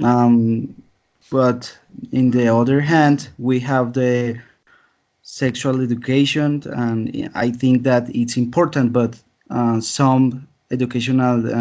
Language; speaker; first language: English; non-native, learner; Spanish